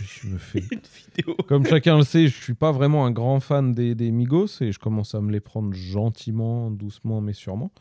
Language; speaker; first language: French; native; French